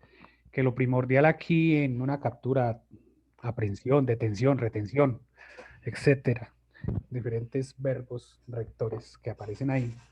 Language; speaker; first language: Spanish; native; Spanish